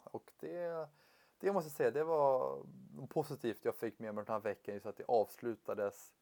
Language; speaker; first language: Swedish; native; Swedish